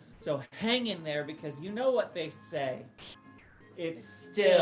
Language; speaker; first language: English; native; English